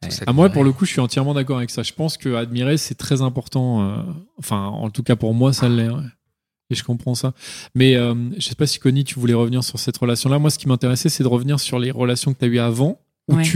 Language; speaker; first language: French; native; French